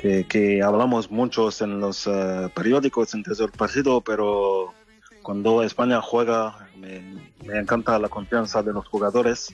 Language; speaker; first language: Spanish; non-native, fluent; French